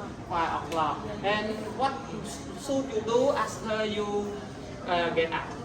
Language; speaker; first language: English; non-native, learner; Khmer